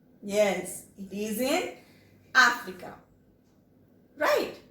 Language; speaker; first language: English; non-native, local second language; Telugu